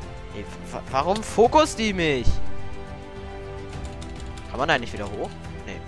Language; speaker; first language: German; native; German